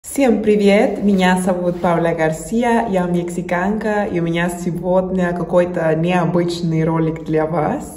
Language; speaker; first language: Russian; non-native, fluent; Spanish